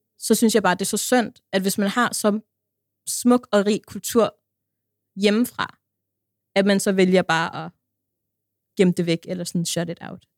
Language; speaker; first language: Danish; early bilingual, other home language; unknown